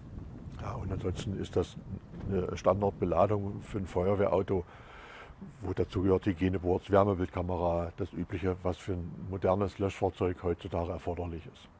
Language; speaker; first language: German; native; German